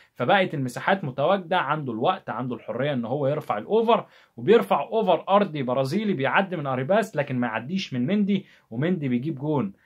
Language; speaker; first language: Arabic; native; Arabic